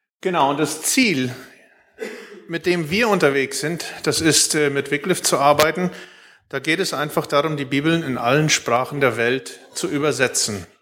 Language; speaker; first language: German; early bilingual, heritage; Plautdietsch